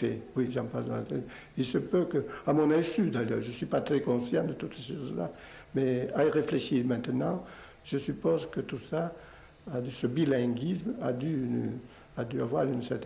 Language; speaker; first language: French; non-native, local second language; Occitan